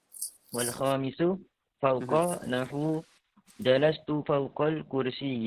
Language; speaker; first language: Arabic; non-native, learner; Malay